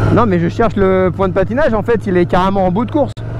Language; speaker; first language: French; native; French